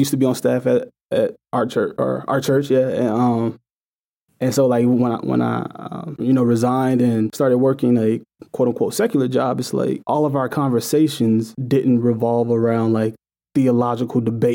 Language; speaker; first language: English; native; English